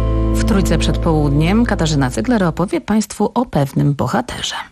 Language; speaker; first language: Polish; native; Polish